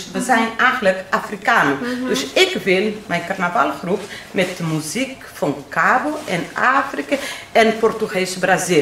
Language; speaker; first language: Dutch; non-native, learner; Portuguese